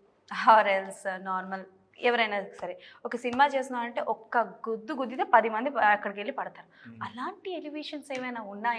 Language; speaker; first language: Telugu; native; Telugu